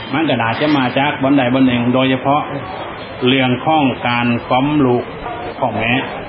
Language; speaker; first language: Thai; non-native, local second language; Lao